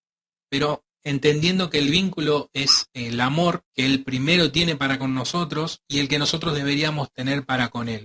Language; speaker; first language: Spanish; native; Spanish